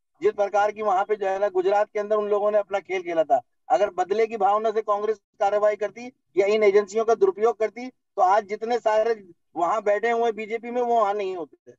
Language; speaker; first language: Hindi; native; Hindi